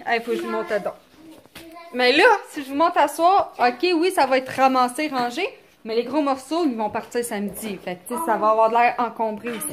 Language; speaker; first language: French; native; French